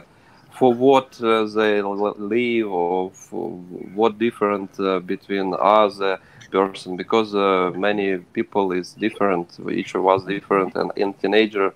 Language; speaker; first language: English; non-native, learner; Ukrainian